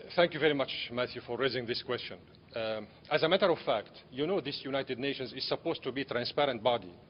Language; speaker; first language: English; non-native, fluent; Arabic